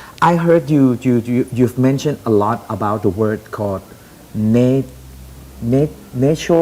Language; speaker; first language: English; non-native, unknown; Thai